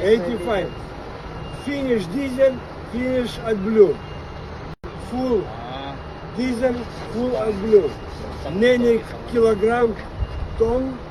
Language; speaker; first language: English; non-native, learner; Russian